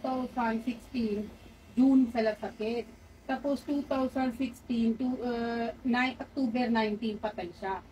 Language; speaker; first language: Filipino; non-native, learner; Punjabi